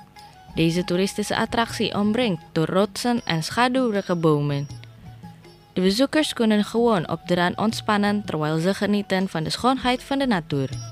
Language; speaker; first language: Dutch; non-native, learner; Indonesian